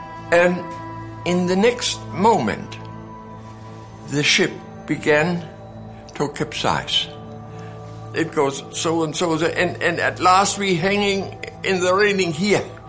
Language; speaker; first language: English; non-native, fluent; German